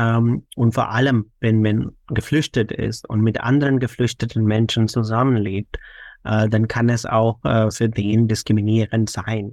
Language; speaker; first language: German; non-native, fluent; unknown